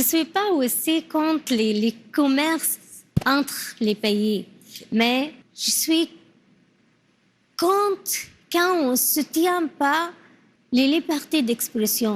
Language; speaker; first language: French; non-native, learner; Arabic